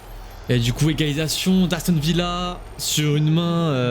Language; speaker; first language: French; native; French